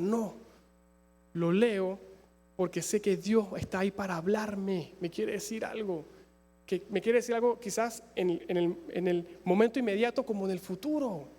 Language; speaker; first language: Spanish; native; Spanish